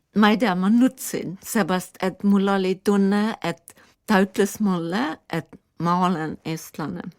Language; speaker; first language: Estonian; early bilingual, heritage; Estonian